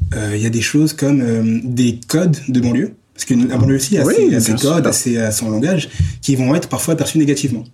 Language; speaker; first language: French; native; French